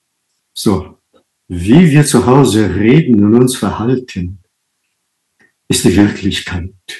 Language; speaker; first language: German; non-native, fluent; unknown